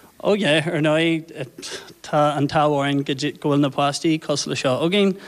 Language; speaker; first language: Irish; non-native, local second language; English